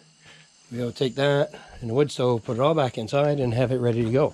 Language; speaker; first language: English; native; English